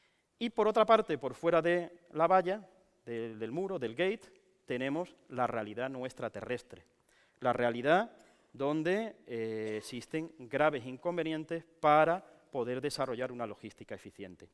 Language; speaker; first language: Spanish; native; Spanish